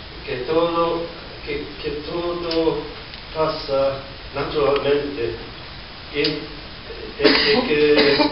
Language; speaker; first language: Spanish; non-native, learner; English